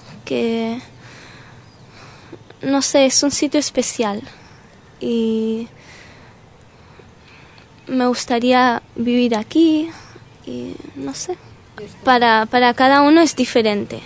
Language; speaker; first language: Spanish; early bilingual, heritage; Spanish